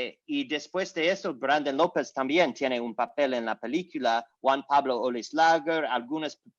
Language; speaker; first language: Spanish; non-native, learner; English